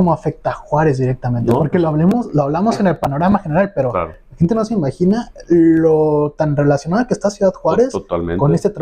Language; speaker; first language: Spanish; native; Spanish